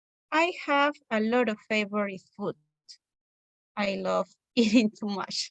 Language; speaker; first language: English; non-native, learner; Spanish